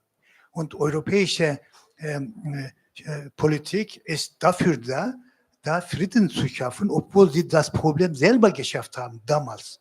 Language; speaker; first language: German; non-native, fluent; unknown